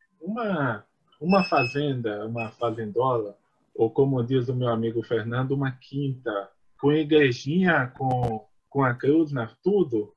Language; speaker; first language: Portuguese; native; Portuguese